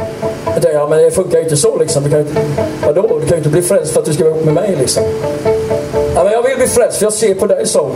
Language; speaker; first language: Swedish; native; Swedish